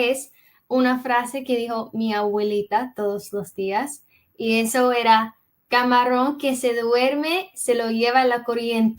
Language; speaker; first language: Spanish; early bilingual, heritage; English